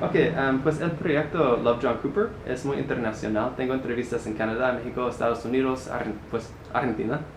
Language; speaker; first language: Spanish; non-native, learner; English